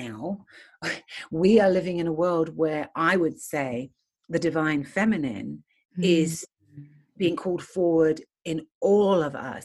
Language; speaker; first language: English; native; English